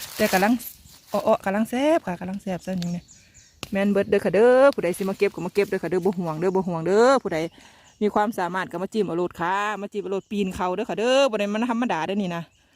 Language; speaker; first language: Thai; native; Thai